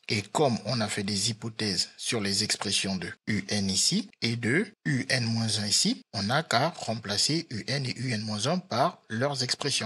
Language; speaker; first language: French; native; French